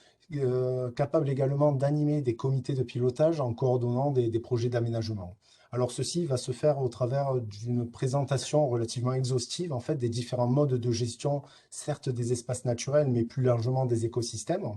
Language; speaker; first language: French; native; French